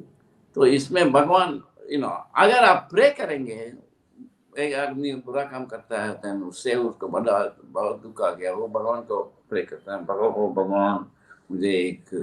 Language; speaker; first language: Hindi; non-native, local second language; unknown